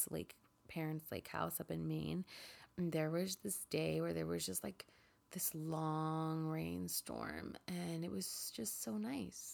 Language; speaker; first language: English; native; English